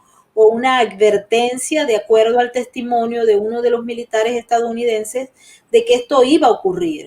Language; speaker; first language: Spanish; native; Spanish